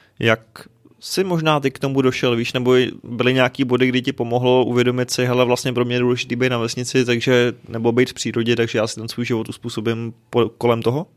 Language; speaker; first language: Czech; native; Czech